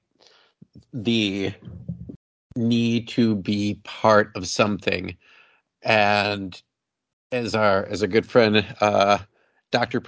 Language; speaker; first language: English; native; English